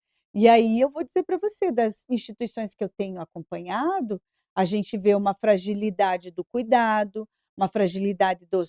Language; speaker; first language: Portuguese; native; Portuguese